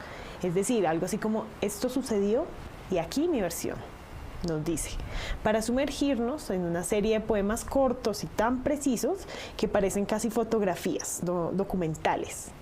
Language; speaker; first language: Spanish; native; Spanish